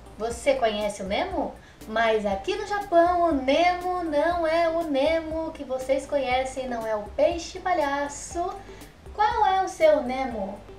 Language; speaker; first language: Portuguese; native; Portuguese